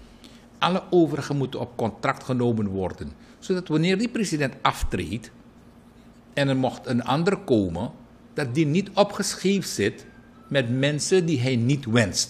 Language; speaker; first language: Dutch; native; Dutch